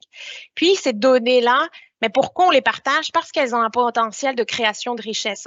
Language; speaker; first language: French; native; French